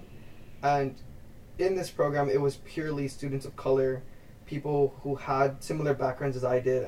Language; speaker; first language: English; early bilingual, other home language; Spanish